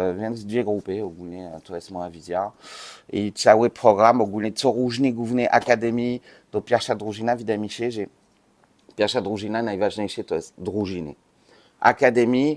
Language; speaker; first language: Polish; non-native, learner; French